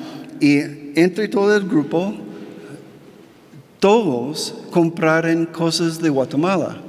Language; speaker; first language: Spanish; non-native, fluent; English